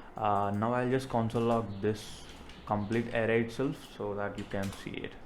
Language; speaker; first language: English; non-native, local second language; Telugu